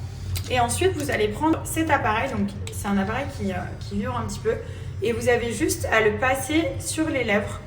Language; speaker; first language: French; native; French